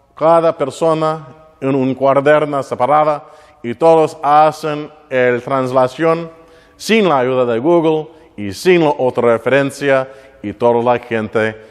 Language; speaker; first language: Spanish; non-native, learner; English